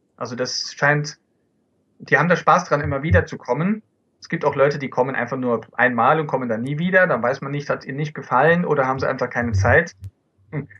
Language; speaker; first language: German; early bilingual, other home language; Dutch